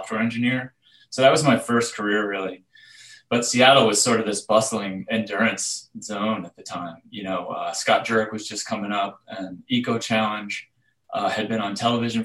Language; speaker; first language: English; native; English